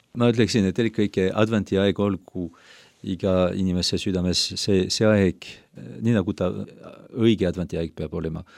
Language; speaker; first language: Estonian; non-native, fluent; French